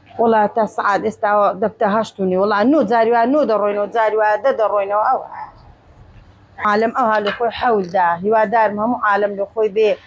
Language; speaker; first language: Central Kurdish; native; Central Kurdish